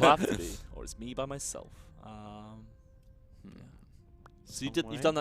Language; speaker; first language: English; native; English